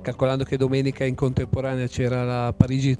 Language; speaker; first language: Italian; native; Italian